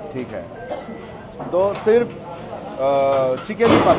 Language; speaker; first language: Hindi; non-native, learner; Bangla